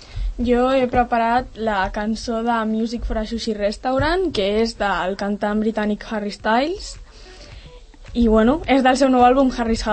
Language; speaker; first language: Catalan; non-native, local second language; Spanish